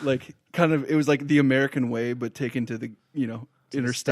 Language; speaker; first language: English; native; English